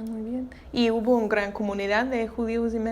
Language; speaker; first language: Spanish; non-native, learner; English